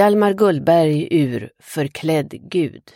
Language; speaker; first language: Swedish; native; Swedish